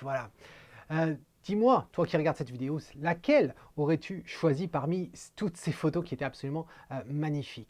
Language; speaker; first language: French; native; French